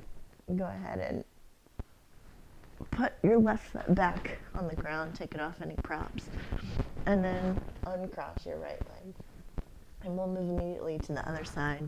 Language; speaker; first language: English; native; English